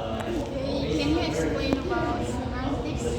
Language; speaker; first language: English; non-native, learner; Indonesian